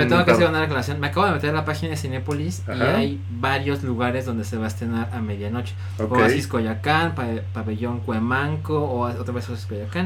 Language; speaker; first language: Spanish; native; Spanish